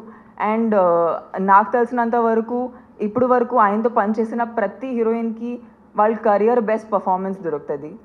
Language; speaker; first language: Telugu; non-native, fluent; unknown